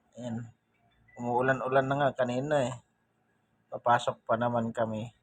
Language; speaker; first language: Filipino; native; Filipino